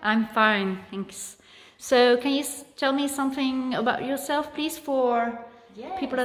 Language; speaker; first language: English; non-native, fluent; Dutch